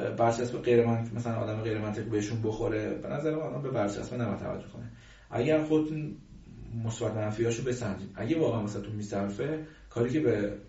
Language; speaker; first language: Persian; native; Persian